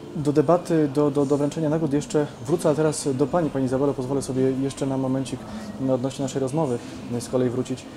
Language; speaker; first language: Polish; native; Polish